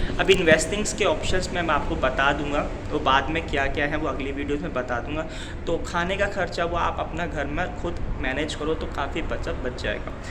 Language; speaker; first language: Hindi; native; Hindi